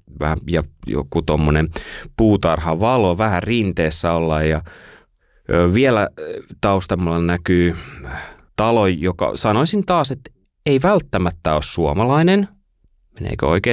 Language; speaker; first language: Finnish; native; Finnish